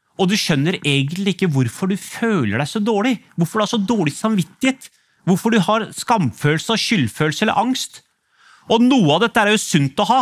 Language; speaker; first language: Norwegian; early bilingual, other home language; Urdu